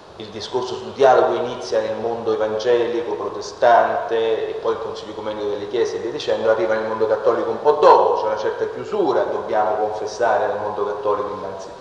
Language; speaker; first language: Italian; native; Italian